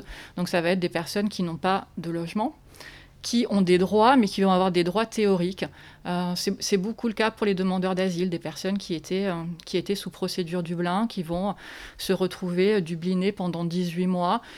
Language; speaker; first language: French; native; French